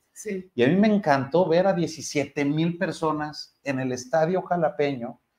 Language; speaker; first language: Spanish; native; Spanish